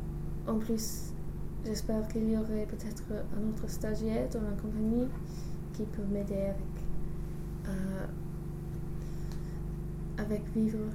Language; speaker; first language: French; non-native, learner; English